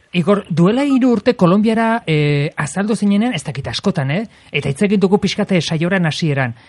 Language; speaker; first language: Basque; native; Basque